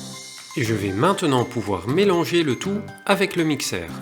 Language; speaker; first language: French; native; French